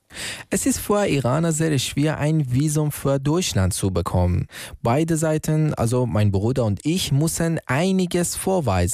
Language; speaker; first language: German; non-native, fluent; Persian